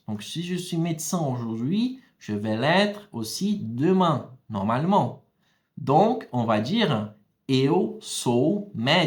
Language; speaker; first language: French; non-native, fluent; Portuguese